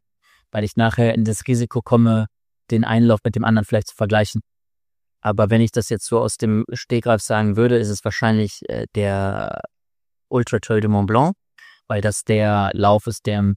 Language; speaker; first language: German; native; German